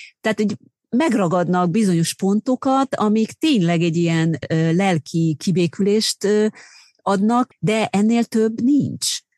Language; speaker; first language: Hungarian; native; Hungarian